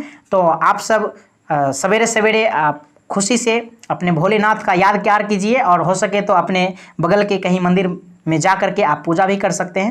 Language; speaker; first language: Hindi; native; Hindi